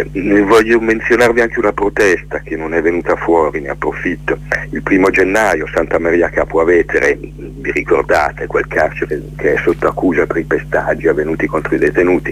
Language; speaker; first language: Italian; native; Italian